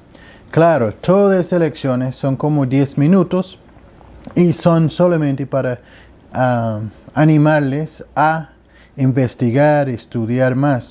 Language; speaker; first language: Spanish; non-native, learner; English